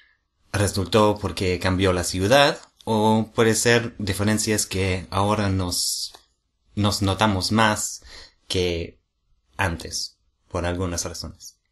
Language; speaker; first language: Spanish; non-native, fluent; English